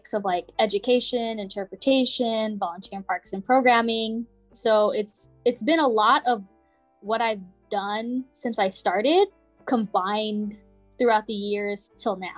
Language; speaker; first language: English; native; English